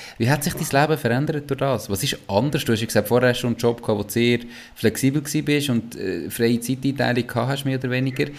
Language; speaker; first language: German; native; German